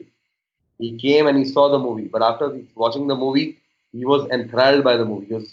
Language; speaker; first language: English; non-native, local second language; Hindi